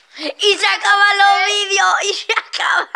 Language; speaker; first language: Spanish; native; Spanish